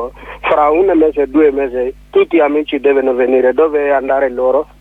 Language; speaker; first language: Italian; non-native, learner; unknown